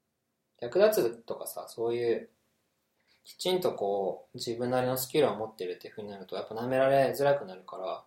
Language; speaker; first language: Japanese; native; Japanese